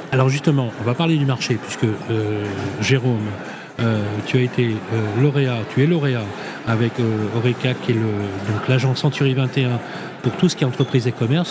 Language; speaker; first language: French; native; French